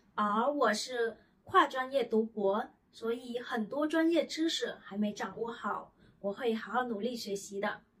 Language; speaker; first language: Chinese; non-native, fluent; Vietnamese